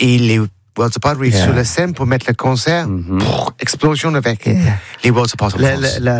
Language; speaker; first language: French; non-native, learner; English